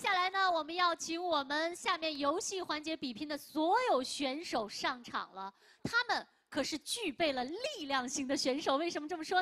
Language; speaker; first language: Chinese; native; Chinese